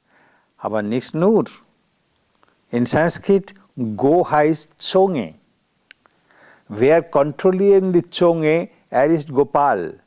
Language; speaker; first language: German; non-native, learner; Bangla